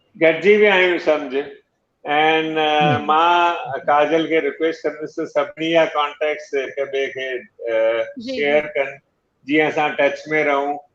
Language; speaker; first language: Sindhi; early bilingual, heritage; Sindhi